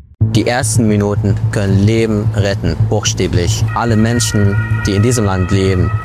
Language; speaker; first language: German; non-native, fluent; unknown